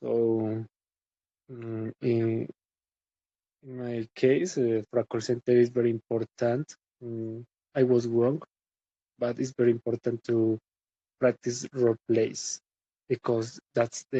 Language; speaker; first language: English; non-native, learner; Spanish